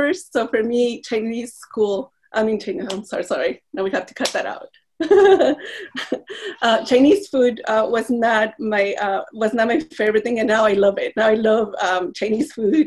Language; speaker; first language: English; non-native, fluent; Spanish